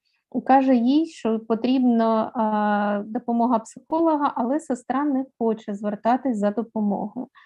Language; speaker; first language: Ukrainian; native; Ukrainian